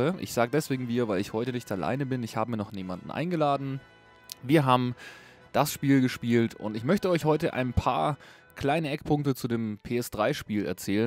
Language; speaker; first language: German; native; German